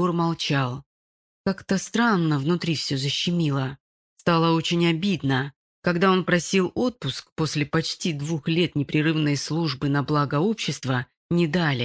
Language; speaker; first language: Russian; native; Russian